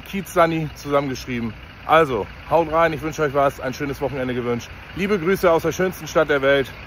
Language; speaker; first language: German; native; German